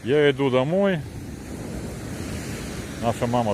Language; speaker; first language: Russian; native; Russian